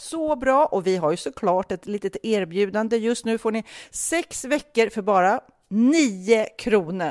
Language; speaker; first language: Swedish; native; Swedish